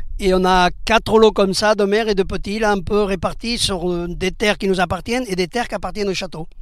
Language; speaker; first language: French; early bilingual, other home language; Spanish